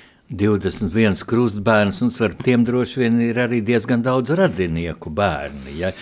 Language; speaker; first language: Latvian; native; Latvian